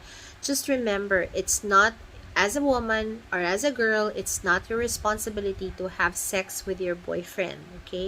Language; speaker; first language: English; non-native, local second language; Filipino